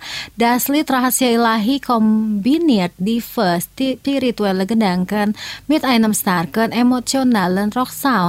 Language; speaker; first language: German; non-native, learner; Indonesian